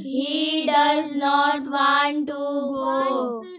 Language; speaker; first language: English; non-native, learner; Hindi